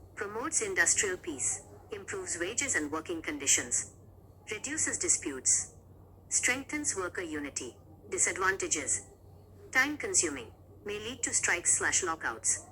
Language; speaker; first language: English; non-native, local second language; Marathi